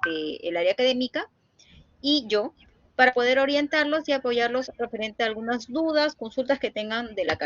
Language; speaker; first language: Spanish; native; Spanish